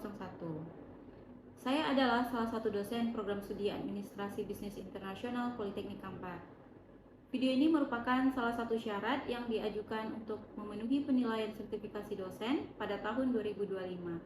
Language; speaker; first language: Indonesian; native; Indonesian